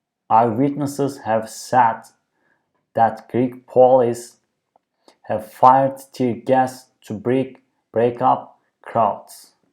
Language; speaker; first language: English; non-native, fluent; Turkish